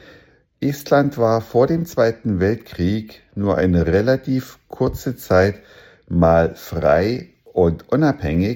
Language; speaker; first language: German; native; German